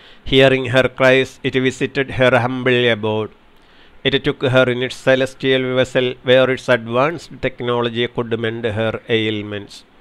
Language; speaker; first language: English; non-native, local second language; Malayalam